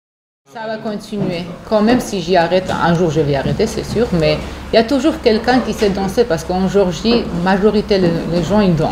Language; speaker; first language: French; non-native, fluent; Georgian